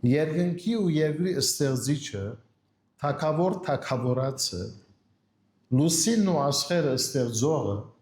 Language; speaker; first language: Armenian; early bilingual, heritage; Armenian